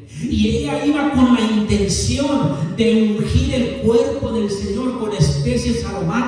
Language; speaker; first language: Spanish; native; Spanish